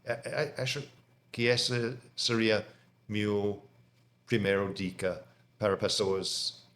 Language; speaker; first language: Portuguese; non-native, fluent; English